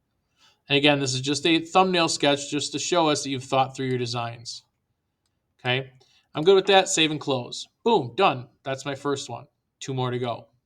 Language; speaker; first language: English; native; English